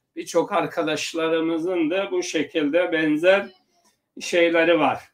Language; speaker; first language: Turkish; non-native, local second language; Zaza